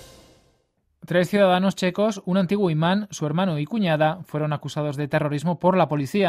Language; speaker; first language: Spanish; native; Spanish